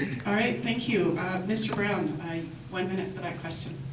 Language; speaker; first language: English; native; English